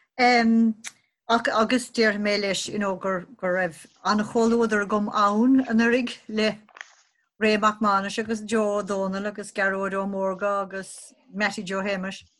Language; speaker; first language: Irish; native; Irish